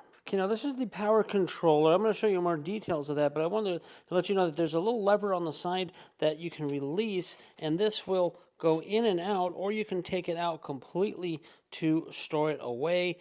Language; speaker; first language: English; native; English